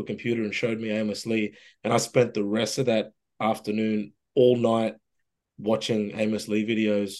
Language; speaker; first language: English; native; English